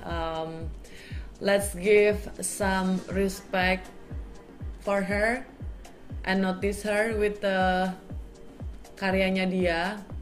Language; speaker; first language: English; non-native, fluent; Indonesian